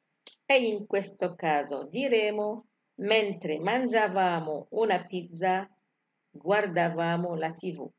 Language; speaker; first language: Italian; non-native, fluent; Arabic